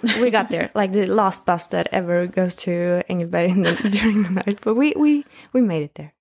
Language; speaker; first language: English; non-native, fluent; Swedish